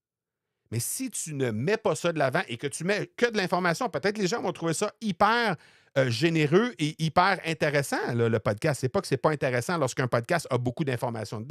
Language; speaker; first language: French; native; French